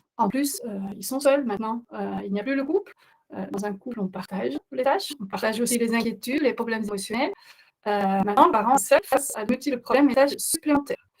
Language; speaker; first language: French; non-native, fluent; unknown